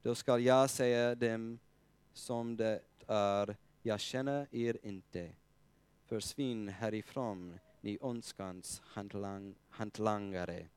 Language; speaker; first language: Swedish; non-native, fluent; English